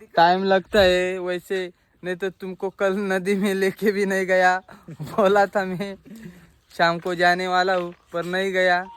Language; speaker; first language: Hindi; non-native, local second language; Marathi